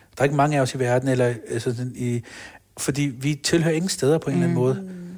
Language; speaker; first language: Danish; early bilingual, other home language; Urdu